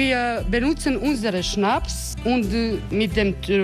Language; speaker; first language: German; non-native, learner; Croatian